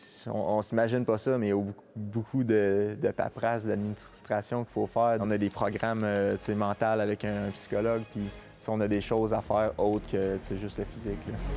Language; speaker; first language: French; native; French